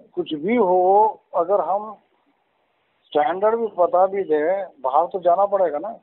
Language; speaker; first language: Hindi; non-native, local second language; Telugu